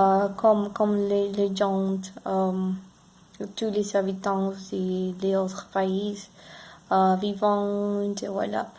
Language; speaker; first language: French; non-native, learner; Spanish